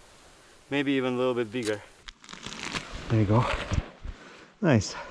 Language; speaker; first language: English; non-native, learner; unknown